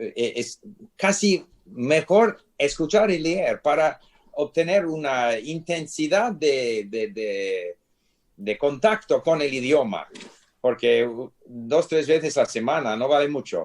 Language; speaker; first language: Spanish; non-native, fluent; English